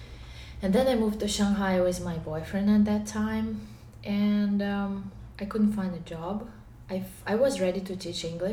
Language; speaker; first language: English; non-native, fluent; Ukrainian